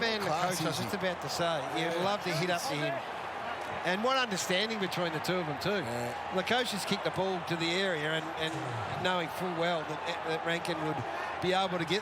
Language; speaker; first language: English; native; English